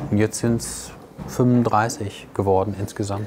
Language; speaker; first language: German; native; German